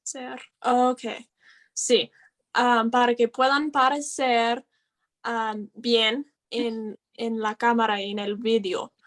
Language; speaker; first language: Spanish; non-native, learner; English